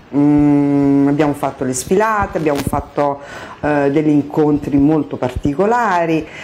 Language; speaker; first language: Italian; native; Italian